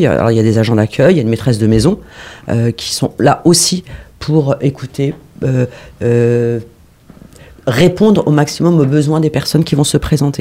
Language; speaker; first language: French; native; French